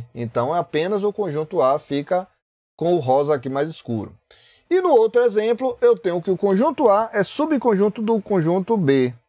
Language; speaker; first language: Portuguese; native; Portuguese